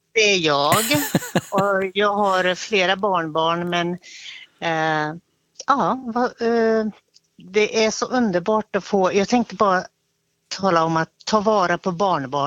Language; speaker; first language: Swedish; native; Swedish